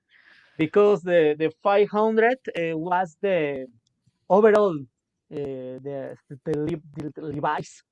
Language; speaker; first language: English; non-native, learner; Spanish